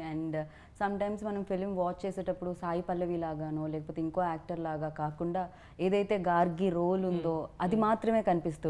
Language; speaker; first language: Telugu; native; Telugu